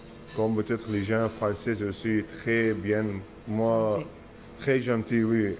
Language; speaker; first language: French; non-native, learner; Arabic